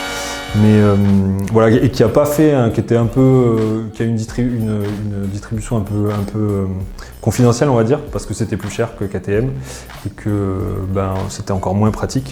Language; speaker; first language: French; native; French